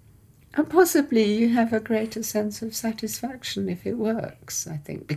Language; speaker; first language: English; early bilingual, other home language; Persian